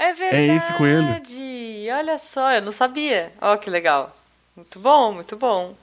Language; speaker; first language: Portuguese; native; Portuguese